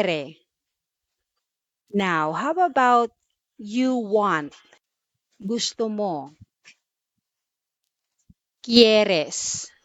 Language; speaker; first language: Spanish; non-native, fluent; Filipino